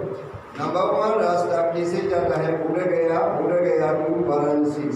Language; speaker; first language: Hindi; non-native, fluent; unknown